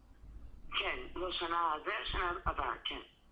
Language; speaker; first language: Hebrew; non-native, fluent; English